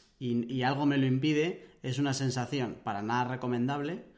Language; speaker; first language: Spanish; native; Spanish